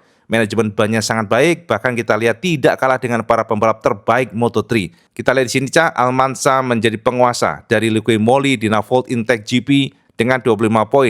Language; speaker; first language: Indonesian; native; Indonesian